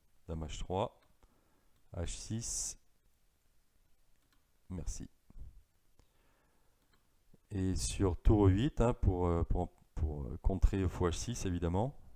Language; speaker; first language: French; native; French